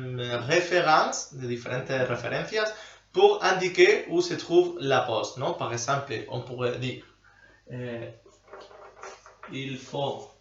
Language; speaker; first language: French; non-native, learner; Spanish